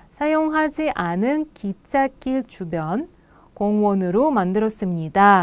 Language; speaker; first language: Korean; non-native, fluent; Russian